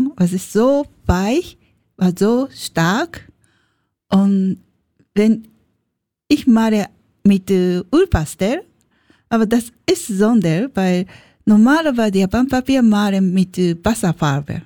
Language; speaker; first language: German; non-native, learner; Japanese